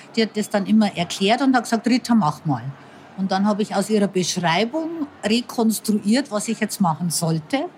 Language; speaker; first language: German; native; German